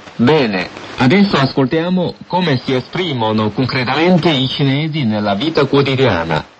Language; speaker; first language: Italian; non-native, fluent; Chinese